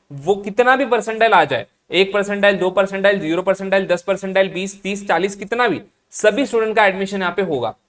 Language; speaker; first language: Hindi; non-native, local second language; Marathi